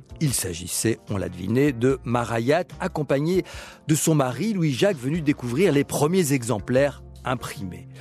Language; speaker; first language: French; native; French